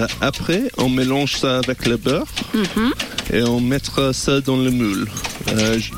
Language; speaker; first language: French; non-native, learner; English